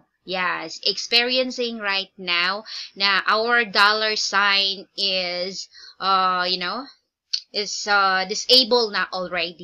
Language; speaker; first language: English; non-native, local second language; Filipino